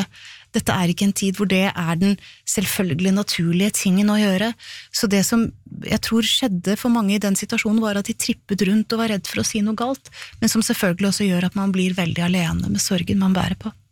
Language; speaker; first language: Norwegian; native; Norwegian